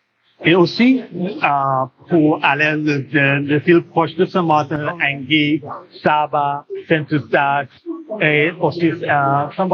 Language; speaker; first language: French; non-native, learner; English